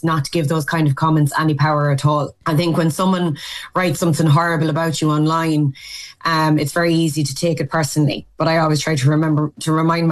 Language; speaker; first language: English; native; English